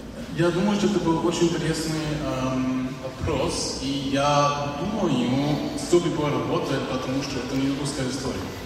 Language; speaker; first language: Russian; non-native, learner; German